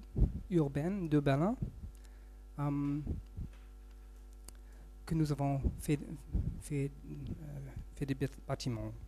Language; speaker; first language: French; non-native, fluent; German